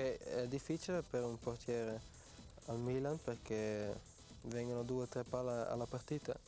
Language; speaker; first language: Italian; non-native, fluent; Dutch